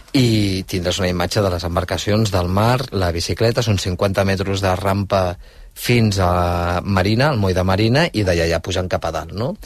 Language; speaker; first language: Catalan; native; Catalan